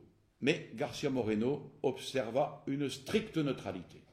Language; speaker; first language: French; native; French